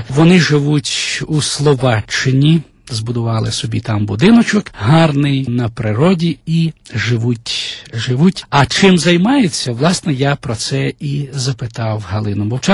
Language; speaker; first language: Ukrainian; native; Ukrainian